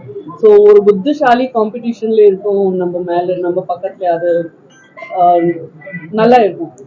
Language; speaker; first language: Tamil; non-native, fluent; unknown